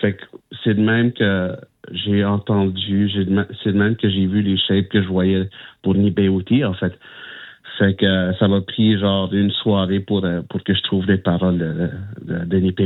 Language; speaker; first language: French; non-native, local second language; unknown